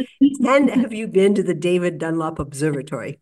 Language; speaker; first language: English; native; English